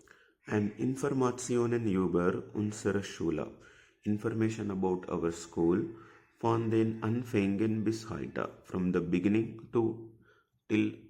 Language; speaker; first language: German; non-native, fluent; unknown